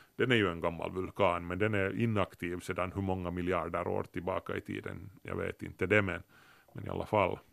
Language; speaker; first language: Swedish; native; Swedish